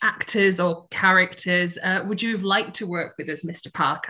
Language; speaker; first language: English; native; English